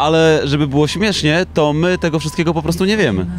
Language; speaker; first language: Polish; native; Polish